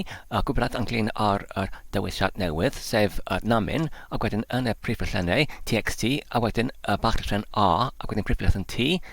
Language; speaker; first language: Welsh; non-native, learner; English